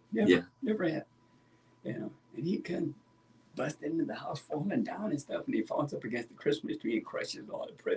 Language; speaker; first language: English; native; English